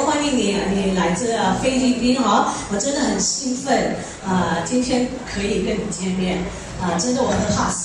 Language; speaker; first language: Chinese; early bilingual, heritage; Chinese